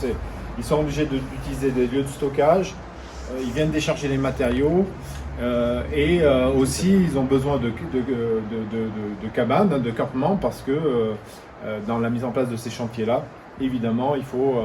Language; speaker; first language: French; native; French